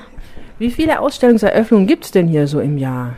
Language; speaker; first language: German; native; German